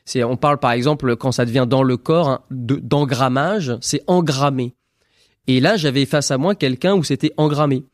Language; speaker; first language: French; native; French